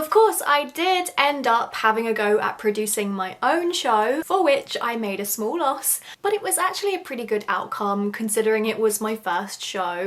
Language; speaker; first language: English; native; English